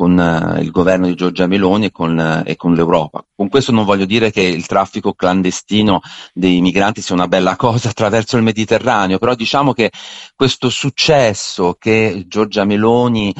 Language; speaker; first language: Italian; native; Italian